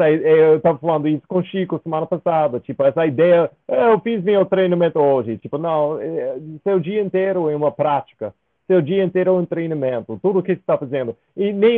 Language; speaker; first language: Portuguese; non-native, fluent; English